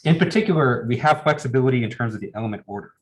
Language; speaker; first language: English; native; English